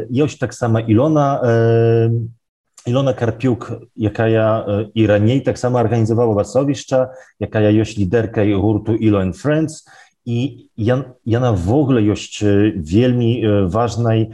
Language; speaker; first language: Belarusian; non-native, local second language; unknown